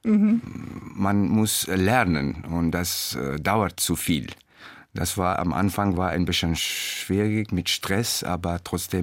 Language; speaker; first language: German; non-native, learner; Persian